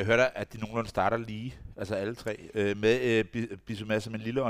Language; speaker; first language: Danish; native; Danish